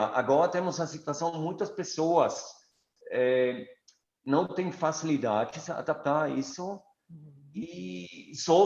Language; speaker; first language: Portuguese; non-native, fluent; German